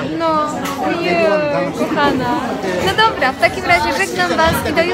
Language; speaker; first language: Polish; native; Polish